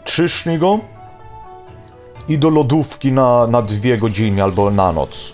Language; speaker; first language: Polish; early bilingual, heritage; Polish